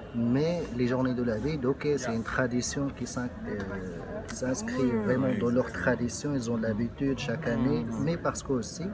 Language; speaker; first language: French; non-native, local second language; Arabic